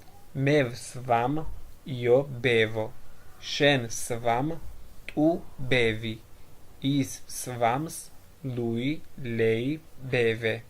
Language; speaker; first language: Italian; non-native, fluent; Georgian